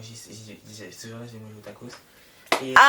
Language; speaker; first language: French; native; French